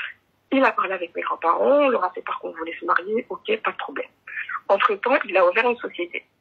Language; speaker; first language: French; native; French